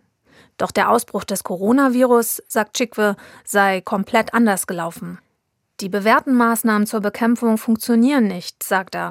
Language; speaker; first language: German; native; German